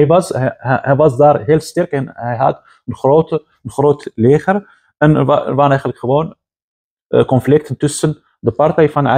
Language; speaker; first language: Dutch; non-native, fluent; Arabic